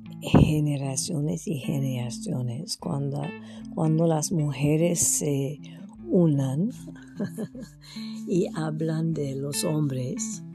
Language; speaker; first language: Spanish; non-native, fluent; French